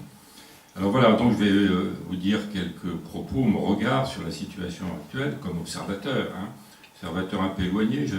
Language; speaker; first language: French; native; French